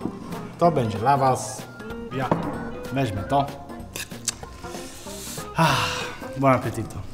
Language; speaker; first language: Polish; non-native, learner; Italian